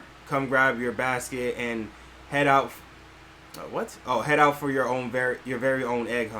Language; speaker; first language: English; native; English